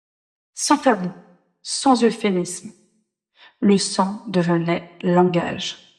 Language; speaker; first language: French; native; French